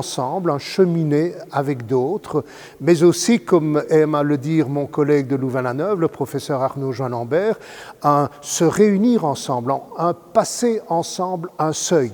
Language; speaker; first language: French; native; French